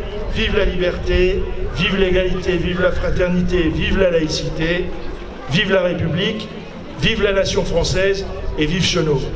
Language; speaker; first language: French; native; French